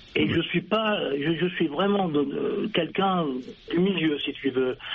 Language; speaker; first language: French; non-native, fluent; English